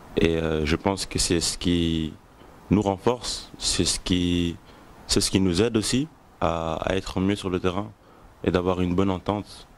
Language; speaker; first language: French; native; French